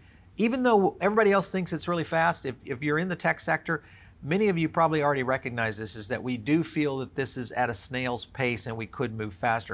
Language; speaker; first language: English; native; English